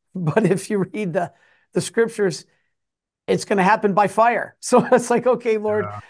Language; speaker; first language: English; native; English